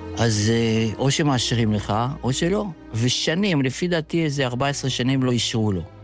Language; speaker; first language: Hebrew; early bilingual, other home language; Yiddish